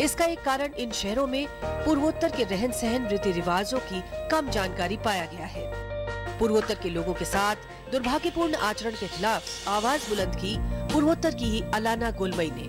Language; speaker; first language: Hindi; native; Hindi